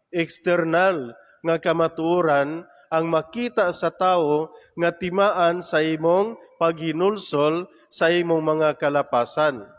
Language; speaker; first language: Cebuano; native; Cebuano